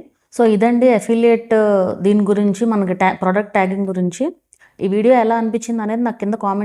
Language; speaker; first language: Telugu; native; Telugu